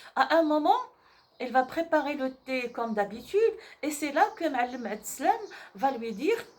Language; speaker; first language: French; non-native, local second language; Arabic